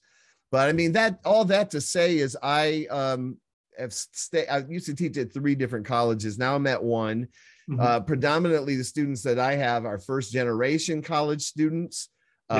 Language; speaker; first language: English; native; English